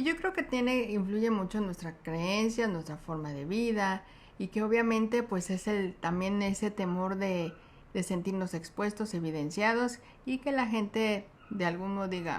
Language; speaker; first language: Spanish; native; Spanish